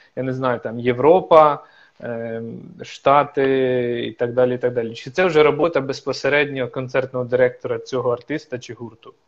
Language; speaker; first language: Ukrainian; native; Ukrainian